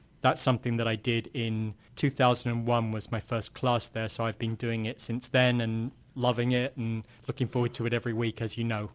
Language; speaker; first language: English; native; English